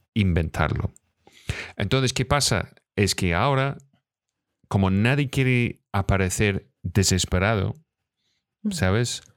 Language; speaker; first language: Spanish; non-native, fluent; English